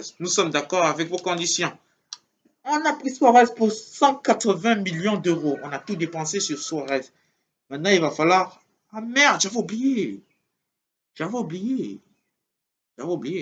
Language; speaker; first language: French; native; French